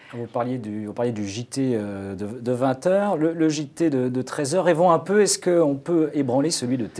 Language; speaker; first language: French; native; French